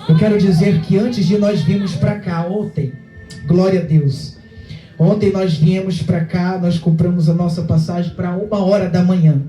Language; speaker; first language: Portuguese; native; Portuguese